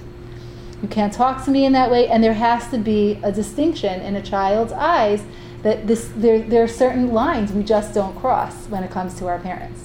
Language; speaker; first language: English; native; English